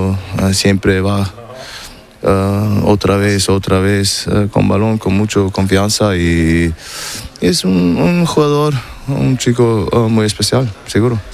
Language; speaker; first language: Spanish; non-native, learner; German